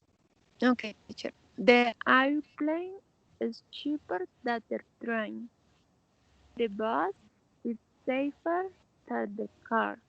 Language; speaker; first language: English; non-native, learner; Spanish